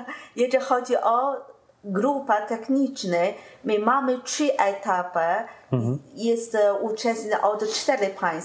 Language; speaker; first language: Polish; non-native, learner; Chinese